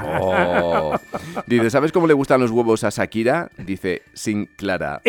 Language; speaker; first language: Spanish; native; Spanish